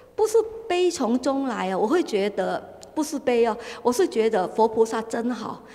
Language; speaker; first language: Chinese; non-native, fluent; Cantonese